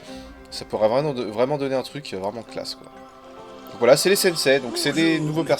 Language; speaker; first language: French; native; French